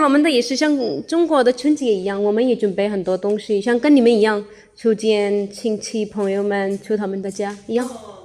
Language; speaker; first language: Chinese; non-native, learner; Urdu